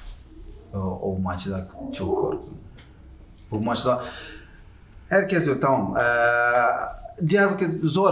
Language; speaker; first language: Turkish; non-native, learner; Portuguese